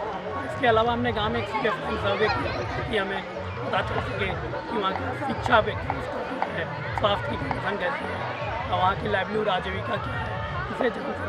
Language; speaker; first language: Hindi; native; Hindi